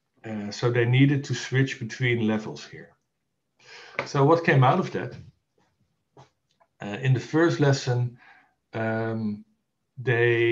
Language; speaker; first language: English; non-native, fluent; Dutch